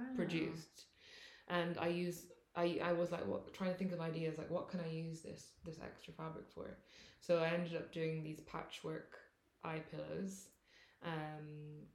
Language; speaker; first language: English; native; English